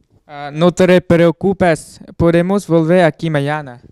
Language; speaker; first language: Spanish; non-native, learner; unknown